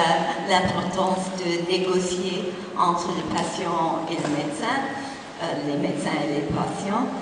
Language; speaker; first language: French; non-native, fluent; English